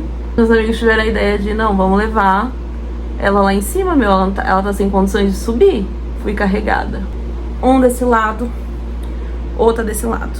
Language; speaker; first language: Portuguese; native; Portuguese